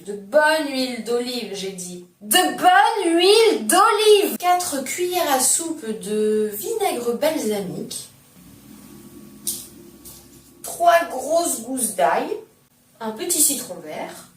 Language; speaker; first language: French; native; French